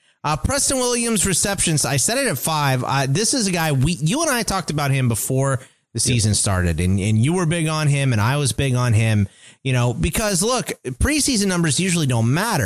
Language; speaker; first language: English; native; English